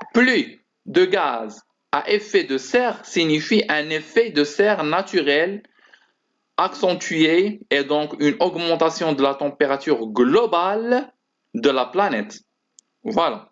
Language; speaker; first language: French; non-native, local second language; Arabic